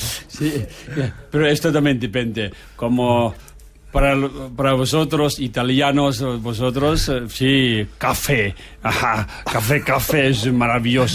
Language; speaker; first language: Spanish; non-native, learner; Tibetan